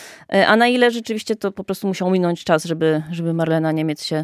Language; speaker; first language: Polish; native; Polish